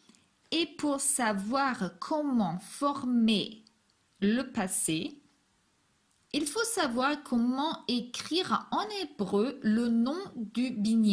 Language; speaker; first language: French; non-native, fluent; Hebrew